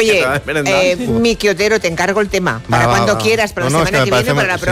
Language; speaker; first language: Spanish; native; Spanish